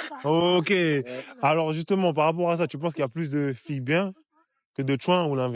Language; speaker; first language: French; native; French